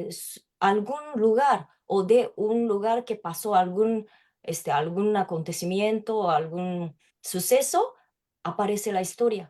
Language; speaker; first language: Spanish; non-native, fluent; Japanese